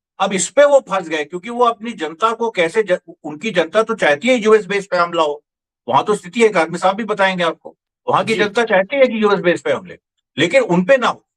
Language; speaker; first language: Hindi; native; Hindi